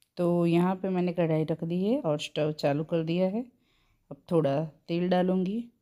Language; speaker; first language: Hindi; non-native, local second language; Gujarati